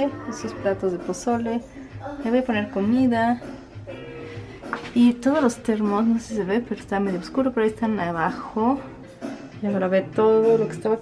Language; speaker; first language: Spanish; native; Spanish